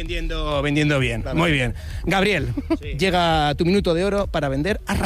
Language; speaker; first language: Spanish; native; Spanish